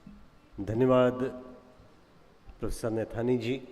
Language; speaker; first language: Hindi; native; Hindi